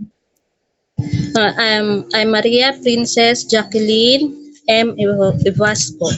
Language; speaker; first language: English; non-native, local second language; Filipino